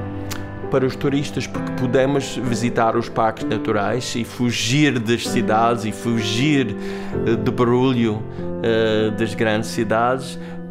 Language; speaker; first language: Portuguese; non-native, fluent; English